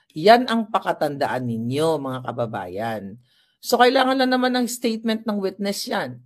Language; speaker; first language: Filipino; non-native, local second language; Hiligaynon